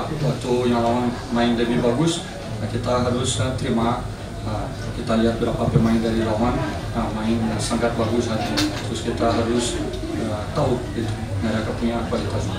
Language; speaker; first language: Indonesian; non-native, learner; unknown